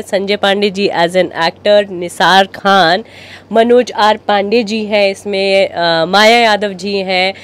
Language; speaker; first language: Hindi; native; Hindi